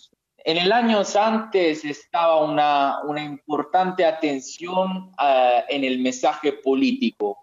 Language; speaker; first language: Spanish; non-native, learner; Italian